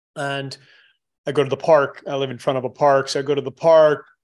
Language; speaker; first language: English; native; English